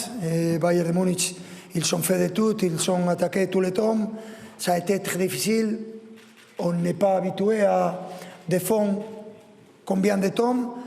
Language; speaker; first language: French; non-native, fluent; Spanish